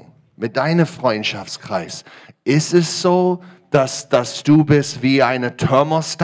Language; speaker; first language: German; non-native, learner; English